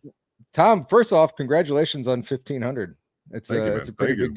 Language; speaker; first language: English; native; English